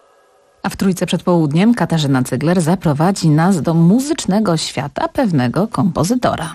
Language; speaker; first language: Polish; native; Polish